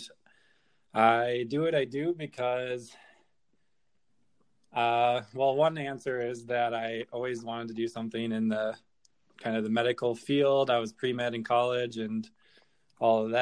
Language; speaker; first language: English; native; English